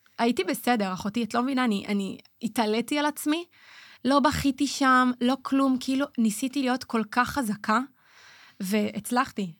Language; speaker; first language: Hebrew; native; Hebrew